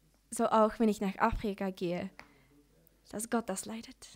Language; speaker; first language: German; non-native, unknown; Dutch